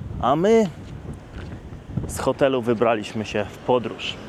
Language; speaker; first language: Polish; native; Polish